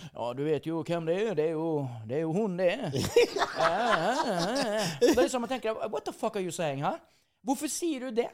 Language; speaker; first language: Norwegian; native; Norwegian